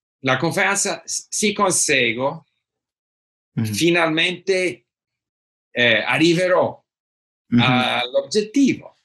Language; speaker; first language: Italian; non-native, learner; English